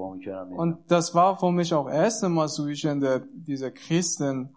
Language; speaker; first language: German; non-native, learner; Persian